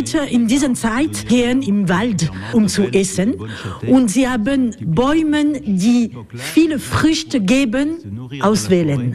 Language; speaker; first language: German; non-native, learner; French